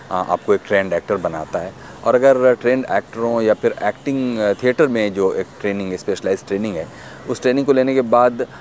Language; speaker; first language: Hindi; native; Hindi